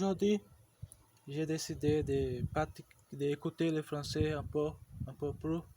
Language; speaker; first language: French; non-native, learner; Portuguese